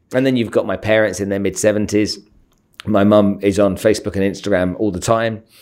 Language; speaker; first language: English; native; English